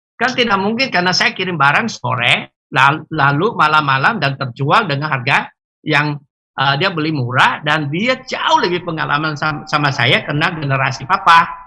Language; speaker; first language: Indonesian; native; Indonesian